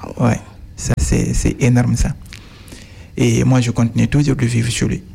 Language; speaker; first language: French; non-native, local second language; Fula